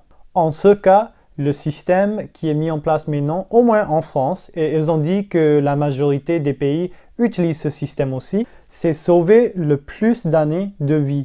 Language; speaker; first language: French; non-native, learner; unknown